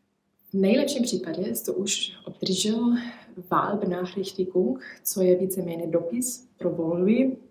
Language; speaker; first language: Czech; early bilingual, heritage; Czech